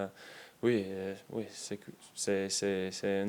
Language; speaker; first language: French; non-native, learner; English